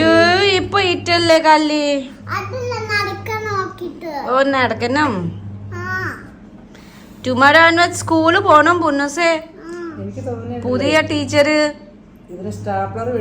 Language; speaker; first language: Malayalam; non-native, learner; Nepali